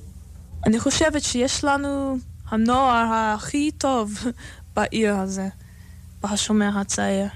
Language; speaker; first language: Hebrew; non-native, fluent; English